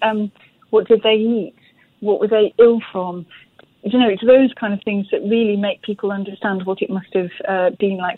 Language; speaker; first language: English; native; English